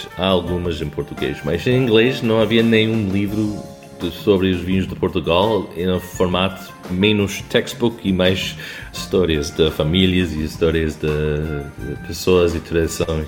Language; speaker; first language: Portuguese; non-native, fluent; English